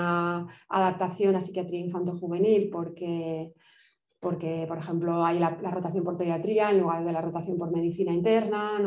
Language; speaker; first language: Spanish; native; Spanish